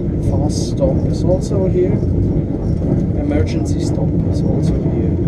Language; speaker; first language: English; non-native, learner; Swiss German